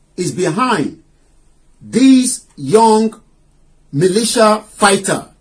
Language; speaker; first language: English; non-native, local second language; Yoruba